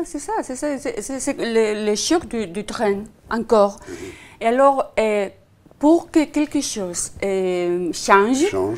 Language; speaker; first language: French; non-native, fluent; Spanish